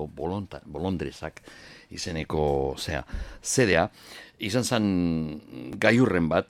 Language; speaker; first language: Basque; native; Basque